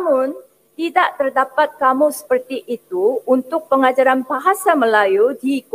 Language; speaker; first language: Indonesian; non-native, fluent; Korean